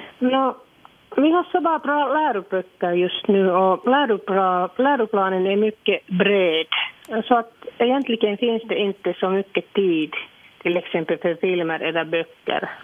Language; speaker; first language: Swedish; non-native, local second language; Finnish